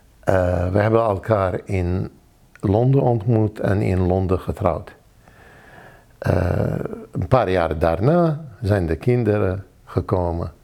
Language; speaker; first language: Dutch; non-native, fluent; Arabic